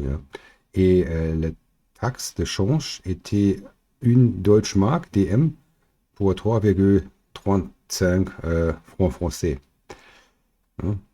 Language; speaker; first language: French; non-native, learner; German